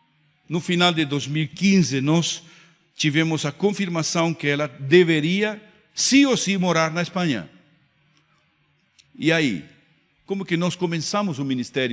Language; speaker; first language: Portuguese; non-native, fluent; Spanish